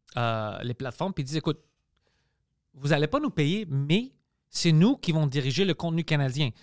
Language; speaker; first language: French; early bilingual, other home language; Greek